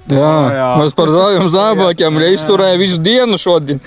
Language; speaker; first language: Latvian; non-native, local second language; Russian